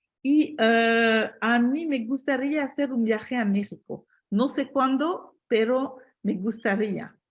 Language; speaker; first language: Spanish; non-native, fluent; French